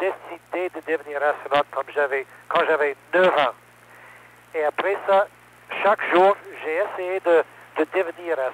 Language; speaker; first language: French; non-native, learner; English